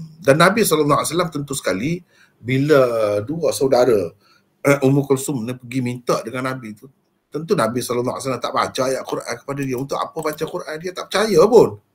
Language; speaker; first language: Malay; native; Malay